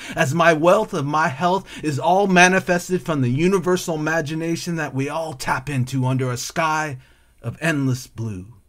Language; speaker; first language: English; native; English